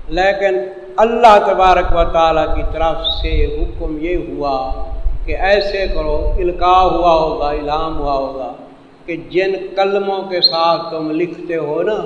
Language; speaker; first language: Urdu; non-native, local second language; Saraiki